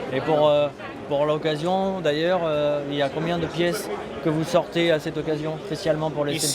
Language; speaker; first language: French; native; French